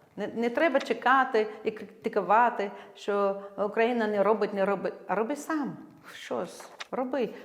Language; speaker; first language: Ukrainian; non-native, fluent; French